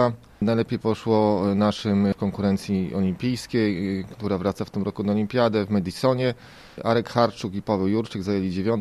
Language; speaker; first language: Polish; native; Polish